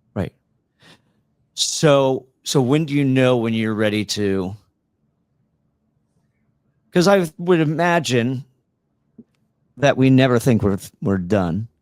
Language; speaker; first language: English; native; English